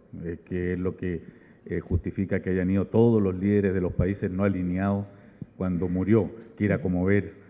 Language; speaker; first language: Spanish; native; Spanish